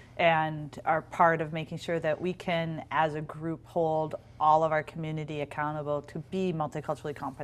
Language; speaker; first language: English; native; English